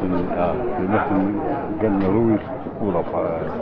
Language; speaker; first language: German; non-native, learner; Dutch